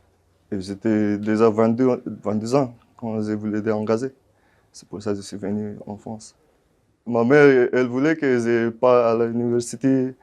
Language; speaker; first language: French; non-native, fluent; Nepali